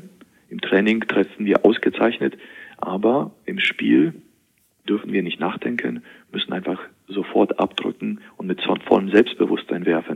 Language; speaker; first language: German; native; German